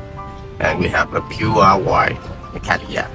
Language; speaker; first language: English; non-native, learner; Vietnamese